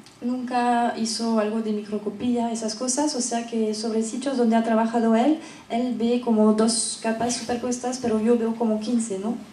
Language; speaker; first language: Spanish; non-native, fluent; French